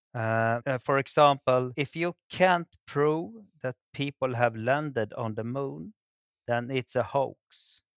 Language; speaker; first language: English; non-native, fluent; Swedish